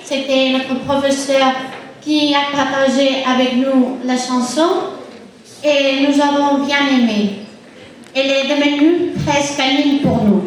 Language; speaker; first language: French; non-native, learner; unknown